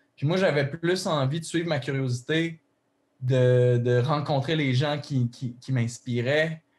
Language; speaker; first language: French; native; French